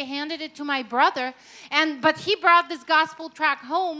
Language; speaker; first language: English; non-native, fluent; Russian